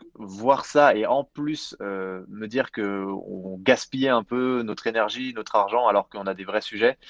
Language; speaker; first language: French; native; French